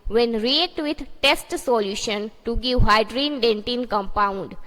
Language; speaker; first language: English; non-native, local second language; Gujarati